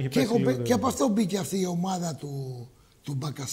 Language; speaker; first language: Greek; early bilingual, heritage; Greek